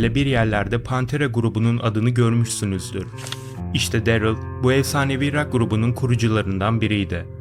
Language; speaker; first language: Turkish; native; Turkish